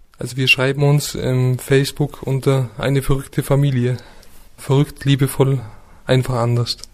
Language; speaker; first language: German; native; German